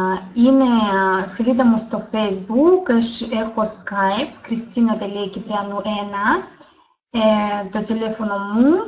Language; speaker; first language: Greek; non-native, learner; Russian